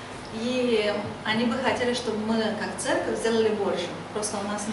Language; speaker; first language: Polish; non-native, learner; Russian